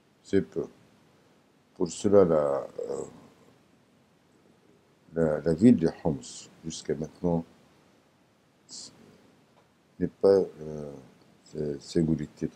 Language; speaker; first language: French; non-native, learner; Arabic